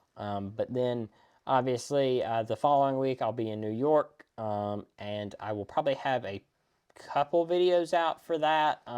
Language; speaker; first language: English; native; English